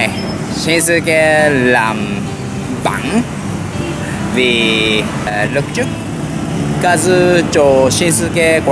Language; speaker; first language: Vietnamese; non-native, learner; Japanese